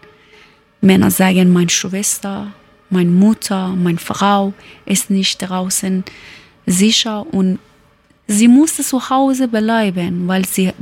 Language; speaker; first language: German; non-native, learner; Persian